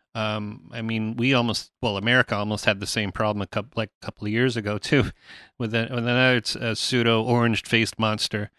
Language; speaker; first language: English; native; English